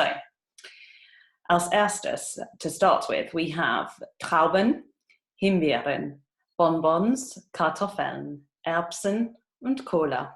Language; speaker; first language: German; non-native, fluent; English